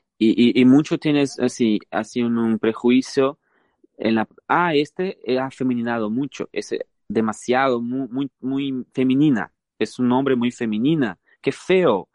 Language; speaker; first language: Spanish; non-native, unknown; Portuguese